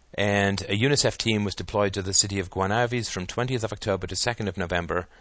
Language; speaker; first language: English; native; English